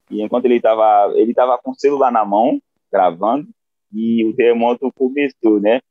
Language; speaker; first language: Portuguese; non-native, fluent; Haitian Creole